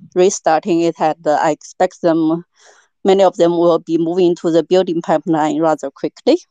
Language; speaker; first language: English; non-native, fluent; Chinese